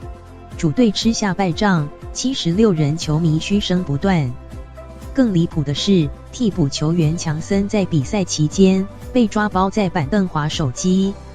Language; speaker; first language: Chinese; native; Chinese